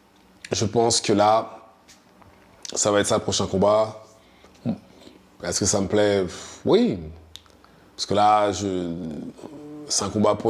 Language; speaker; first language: French; native; French